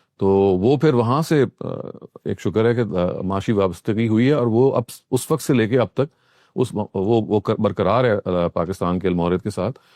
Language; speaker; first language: Urdu; native; Urdu